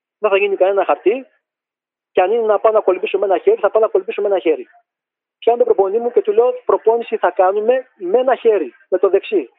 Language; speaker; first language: Greek; native; Greek